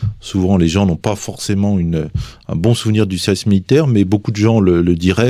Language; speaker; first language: French; native; French